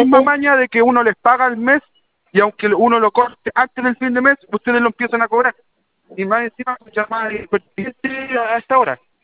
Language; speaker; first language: Spanish; native; Spanish